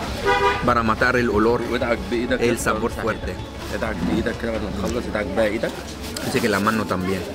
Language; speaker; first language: Spanish; non-native, fluent; Arabic